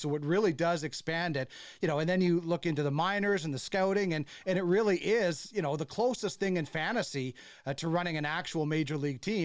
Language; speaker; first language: English; native; English